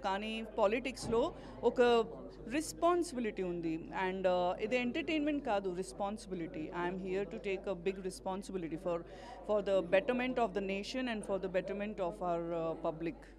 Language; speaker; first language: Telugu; non-native, learner; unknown